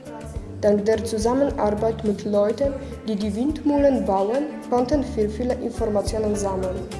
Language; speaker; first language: German; non-native, learner; Polish